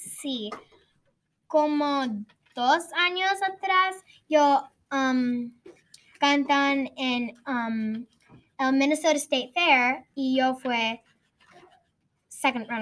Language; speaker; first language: Spanish; non-native, learner; English